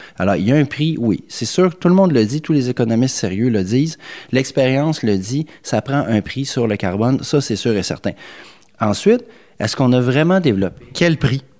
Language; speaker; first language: French; native; French